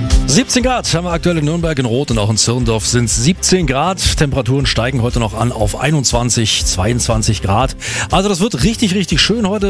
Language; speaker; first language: German; native; German